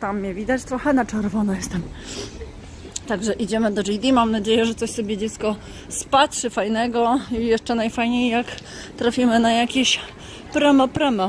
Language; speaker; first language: Polish; native; Polish